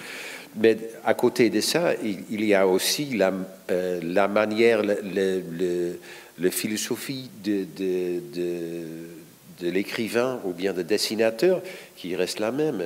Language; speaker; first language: French; non-native, fluent; Dutch